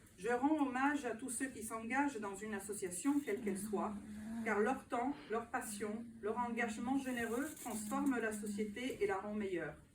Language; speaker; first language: French; non-native, fluent; Italian